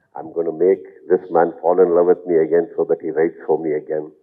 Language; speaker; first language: English; non-native, local second language; Kannada